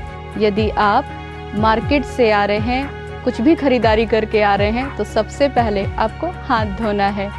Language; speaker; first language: Hindi; native; Hindi